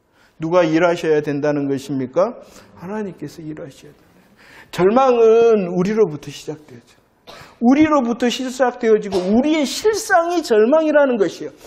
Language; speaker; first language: Korean; native; Korean